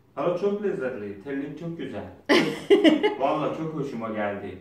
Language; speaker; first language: Turkish; non-native, learner; Azerbaijani